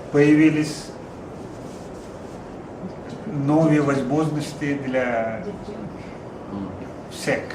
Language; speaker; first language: Russian; non-native, learner; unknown